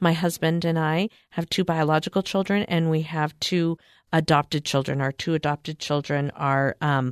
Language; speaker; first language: English; native; English